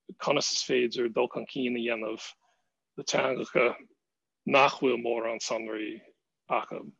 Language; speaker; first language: Irish; non-native, fluent; English